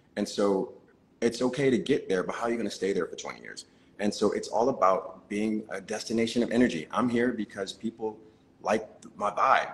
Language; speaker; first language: English; native; English